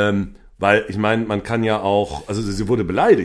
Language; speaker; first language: German; native; German